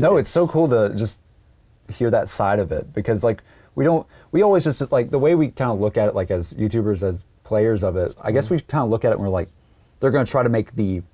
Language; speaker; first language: English; native; English